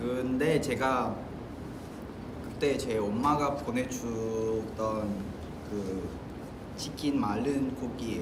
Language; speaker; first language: Korean; non-native, fluent; Vietnamese